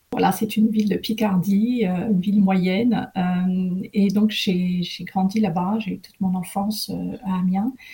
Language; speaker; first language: French; early bilingual, other home language; Arabic